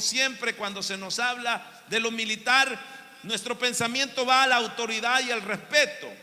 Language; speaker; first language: Spanish; native; Spanish